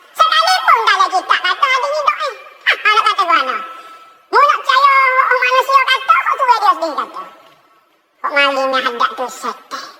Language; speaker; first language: Malay; native; Malay